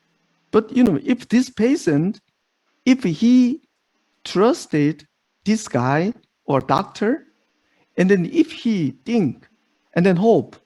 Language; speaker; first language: English; non-native, fluent; Korean